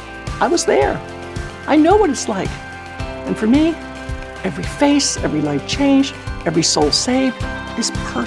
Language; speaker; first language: English; native; English